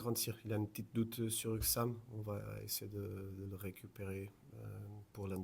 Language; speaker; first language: French; non-native, fluent; Portuguese